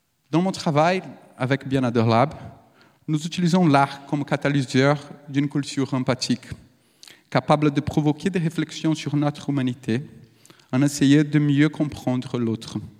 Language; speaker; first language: French; non-native, fluent; Portuguese